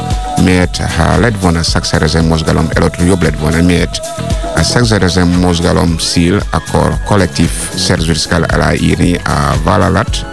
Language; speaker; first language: Hungarian; non-native, fluent; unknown